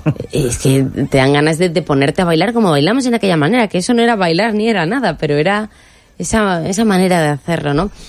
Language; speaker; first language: Spanish; native; Spanish